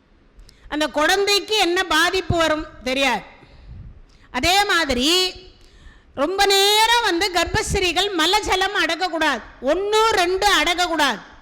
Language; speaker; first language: Tamil; native; Tamil